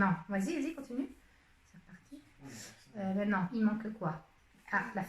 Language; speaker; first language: French; native; French